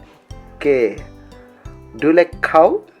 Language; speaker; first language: English; non-native, learner; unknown